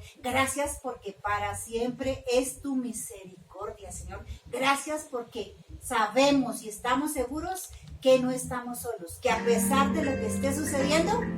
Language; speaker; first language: Spanish; native; Spanish